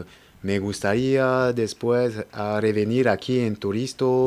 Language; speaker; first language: Spanish; non-native, learner; French